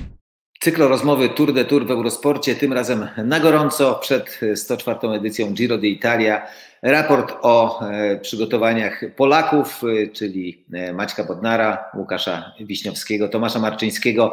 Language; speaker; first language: Polish; native; Polish